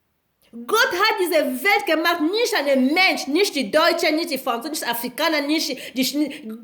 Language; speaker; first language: German; non-native, learner; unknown